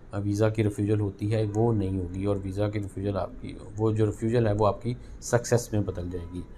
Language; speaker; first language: Urdu; non-native, local second language; Punjabi